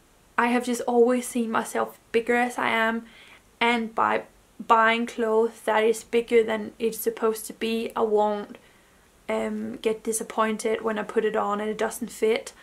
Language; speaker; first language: English; non-native, fluent; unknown